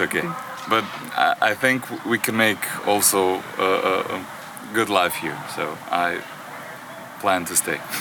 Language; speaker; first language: English; non-native, fluent; Croatian